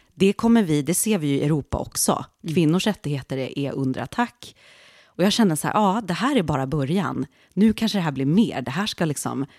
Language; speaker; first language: Swedish; early bilingual, other home language; Central Kurdish